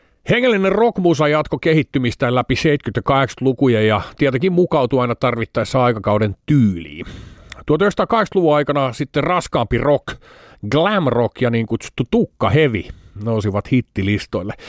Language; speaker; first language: Finnish; native; Finnish